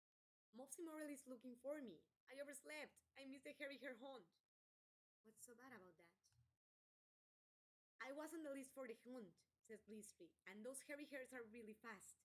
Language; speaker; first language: English; non-native, fluent; Spanish